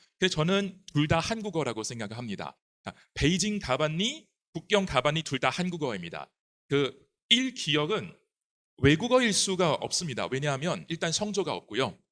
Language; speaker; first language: Korean; non-native, fluent; Chinese